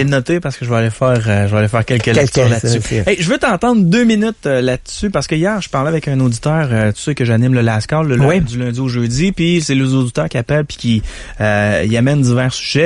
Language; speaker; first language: French; native; French